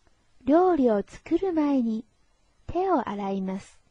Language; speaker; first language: Japanese; non-native, fluent; Chinese